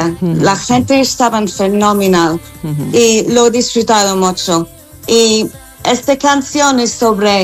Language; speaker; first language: Spanish; non-native, fluent; English